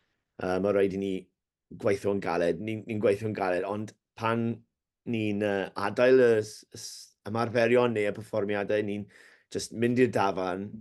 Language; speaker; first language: Welsh; non-native, learner; English